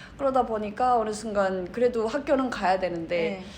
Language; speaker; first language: Korean; native; Korean